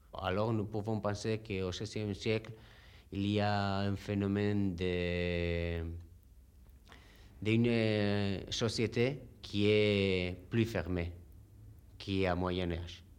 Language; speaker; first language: French; non-native, learner; Spanish